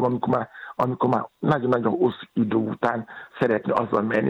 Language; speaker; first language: Hungarian; non-native, learner; Yoruba